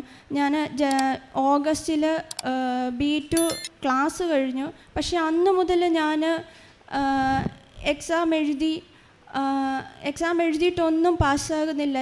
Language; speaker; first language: Malayalam; native; Malayalam